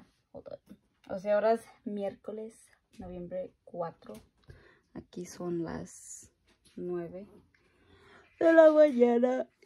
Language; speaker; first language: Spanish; early bilingual, heritage; English